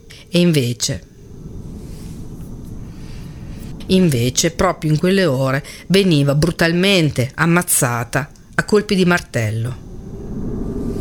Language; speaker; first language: Italian; native; Italian